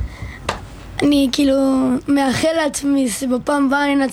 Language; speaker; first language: Hebrew; early bilingual, other home language; English